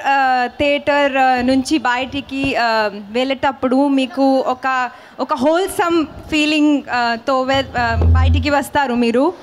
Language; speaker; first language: Telugu; non-native, learner; Hindi